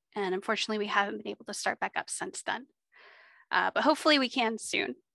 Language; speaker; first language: English; native; English